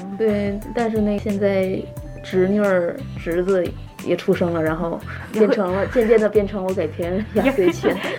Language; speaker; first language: Chinese; native; Chinese